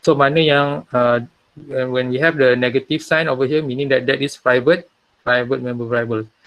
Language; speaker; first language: English; non-native, local second language; Malay